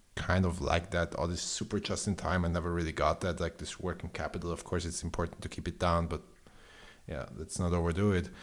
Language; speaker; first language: English; non-native, fluent; German